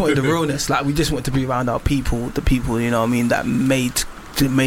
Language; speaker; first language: English; native; English